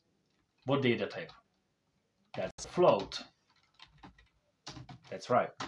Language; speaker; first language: English; non-native, fluent; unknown